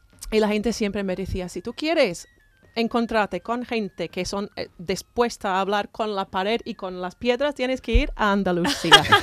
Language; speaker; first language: Spanish; non-native, fluent; English